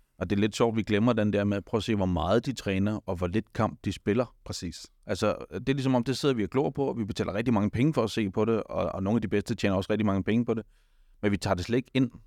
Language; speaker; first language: Danish; native; Danish